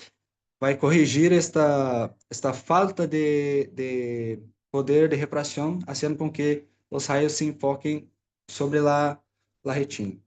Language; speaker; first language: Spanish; non-native, learner; Portuguese